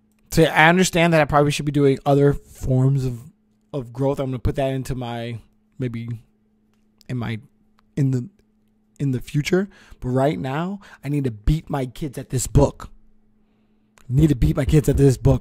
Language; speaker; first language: English; native; English